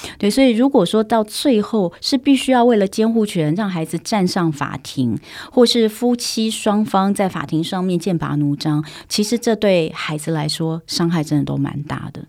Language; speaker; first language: Chinese; native; Chinese